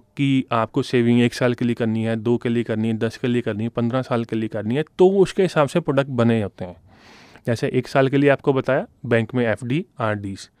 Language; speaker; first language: Hindi; non-native, local second language; Punjabi